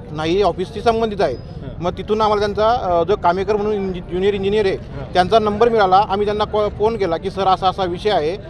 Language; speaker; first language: Marathi; native; Marathi